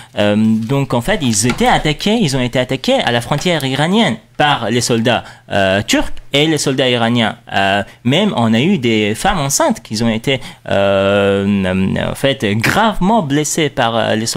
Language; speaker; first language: French; non-native, fluent; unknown